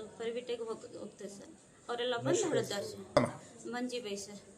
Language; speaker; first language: Kannada; non-native, local second language; Lambadi